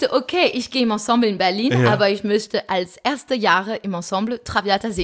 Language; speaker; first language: German; non-native, fluent; French